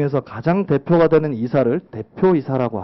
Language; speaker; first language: Korean; native; Korean